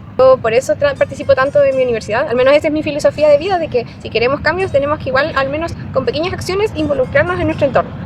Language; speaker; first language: Spanish; native; Spanish